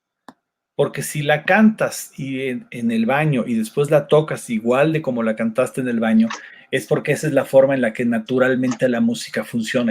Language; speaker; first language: Spanish; native; Spanish